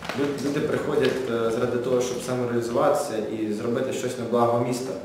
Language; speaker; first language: Ukrainian; native; Ukrainian